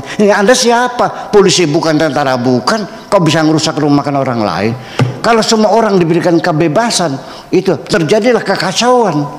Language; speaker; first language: Indonesian; native; Indonesian